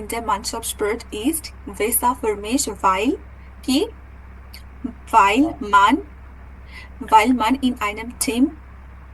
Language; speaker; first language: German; non-native, fluent; Bangla